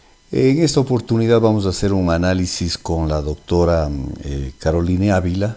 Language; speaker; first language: Spanish; native; Spanish